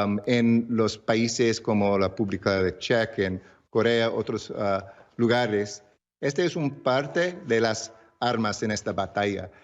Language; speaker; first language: Spanish; early bilingual, heritage; English